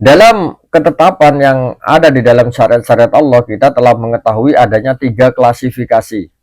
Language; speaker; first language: Indonesian; native; Indonesian